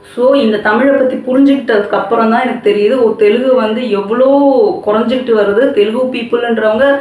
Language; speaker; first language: Tamil; non-native, local second language; Telugu